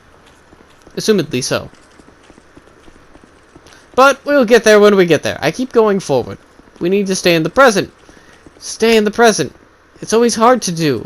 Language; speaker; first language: English; native; English